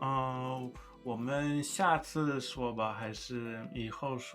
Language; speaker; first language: Chinese; non-native, fluent; English